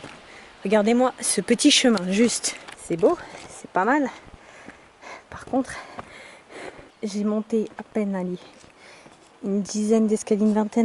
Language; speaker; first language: French; native; French